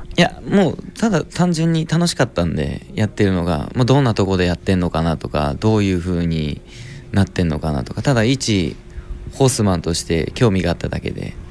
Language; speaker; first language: Japanese; native; Japanese